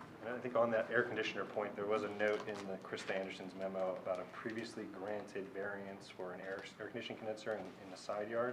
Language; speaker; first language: English; native; English